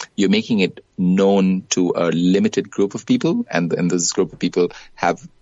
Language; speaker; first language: English; non-native, local second language; Bangla